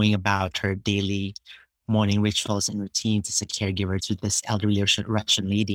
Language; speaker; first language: English; non-native, local second language; Cebuano